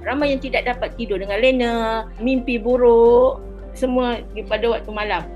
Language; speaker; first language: Malay; native; Malay